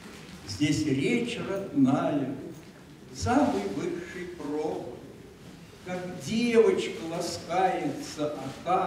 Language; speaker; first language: Russian; native; Russian